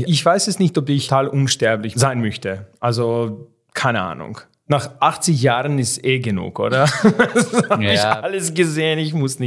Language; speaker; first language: German; non-native, fluent; Serbian